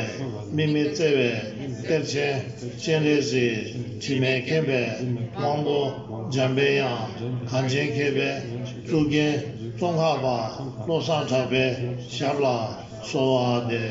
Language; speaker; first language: Russian; non-native, learner; Tibetan